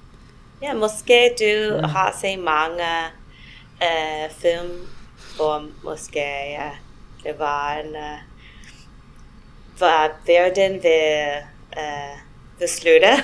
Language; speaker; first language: Danish; non-native, fluent; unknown